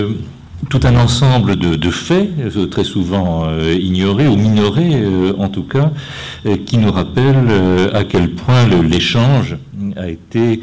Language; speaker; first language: French; native; French